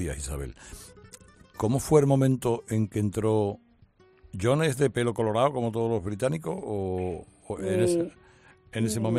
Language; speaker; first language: Spanish; native; Spanish